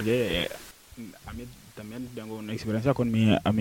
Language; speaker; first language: Spanish; non-native, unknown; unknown